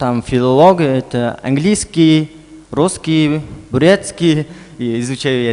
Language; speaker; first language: Russian; non-native, local second language; Buriat